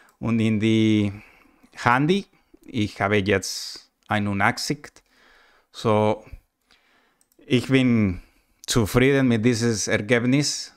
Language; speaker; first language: German; non-native, learner; Spanish